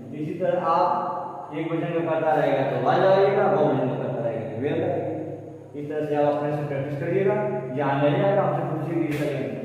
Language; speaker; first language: Hindi; native; Hindi